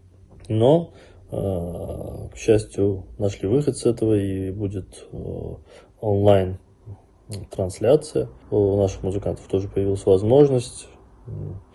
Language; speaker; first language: Russian; non-native, local second language; Azerbaijani